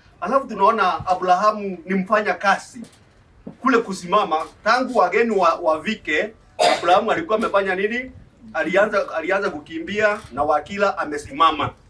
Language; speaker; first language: Swahili; non-native, local second language; Embu